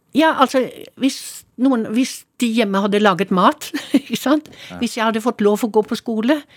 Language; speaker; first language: Norwegian; non-native, fluent; German